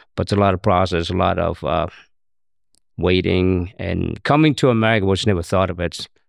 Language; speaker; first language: English; non-native, learner; Khmer